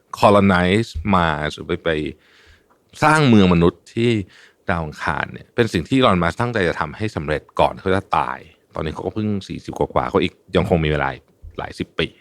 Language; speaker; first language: Thai; native; Thai